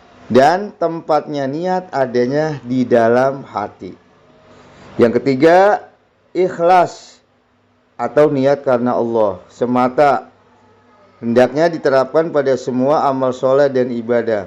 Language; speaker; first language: Indonesian; native; Indonesian